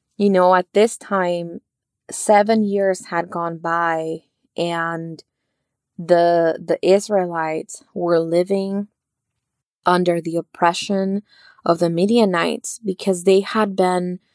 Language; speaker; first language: English; early bilingual, other home language; Spanish